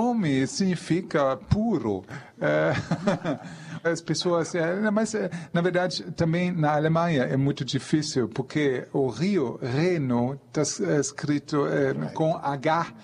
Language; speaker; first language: Portuguese; non-native, fluent; German